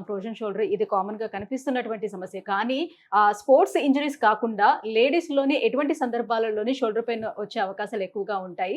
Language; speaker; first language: Telugu; native; Telugu